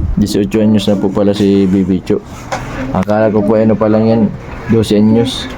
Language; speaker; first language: Filipino; native; Filipino